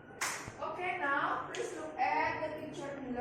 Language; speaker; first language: English; non-native, fluent; Indonesian